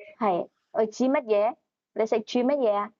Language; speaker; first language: Cantonese; native; Cantonese